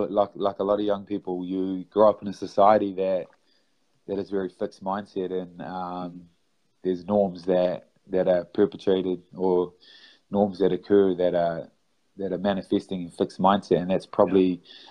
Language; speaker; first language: English; native; English